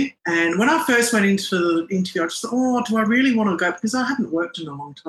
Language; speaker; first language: English; non-native, local second language; Arabic